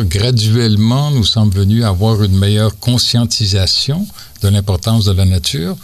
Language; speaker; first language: French; native; French